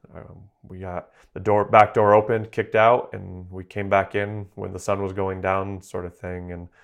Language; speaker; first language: English; native; English